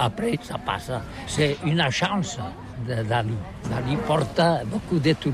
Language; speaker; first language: French; non-native, learner; Catalan